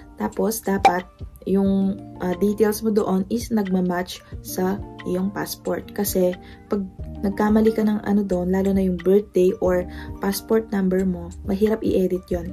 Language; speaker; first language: Filipino; non-native, local second language; Pampanga